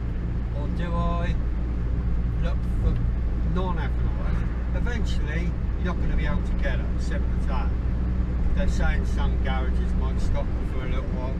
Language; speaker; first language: English; native; English